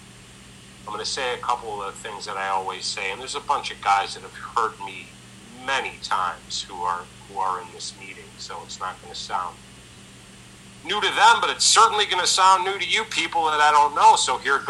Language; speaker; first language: English; native; English